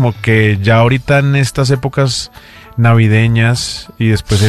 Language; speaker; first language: Spanish; native; Spanish